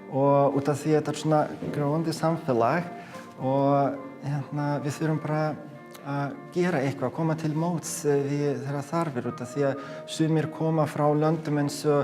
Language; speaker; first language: Icelandic; non-native, fluent; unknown